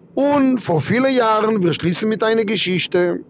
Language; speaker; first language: German; non-native, fluent; Hebrew